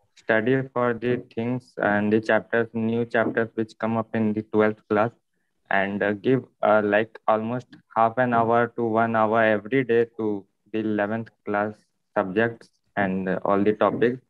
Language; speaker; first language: English; non-native, local second language; Hindi